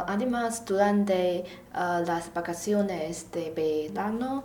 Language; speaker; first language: Spanish; non-native, learner; Chinese